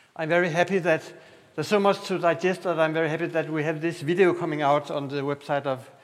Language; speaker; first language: English; non-native, fluent; Danish